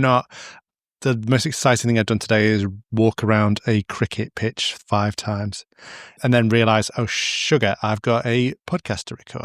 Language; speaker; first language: English; native; English